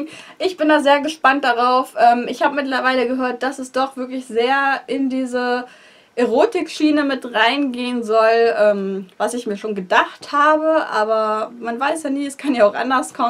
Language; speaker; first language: German; native; German